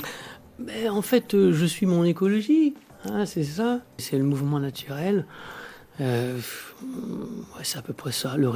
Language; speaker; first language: French; native; French